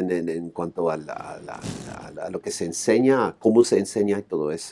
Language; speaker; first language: Spanish; non-native, fluent; English